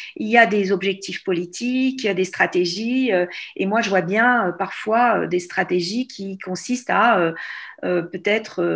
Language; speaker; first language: French; native; French